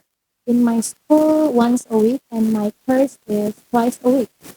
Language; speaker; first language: English; non-native, learner; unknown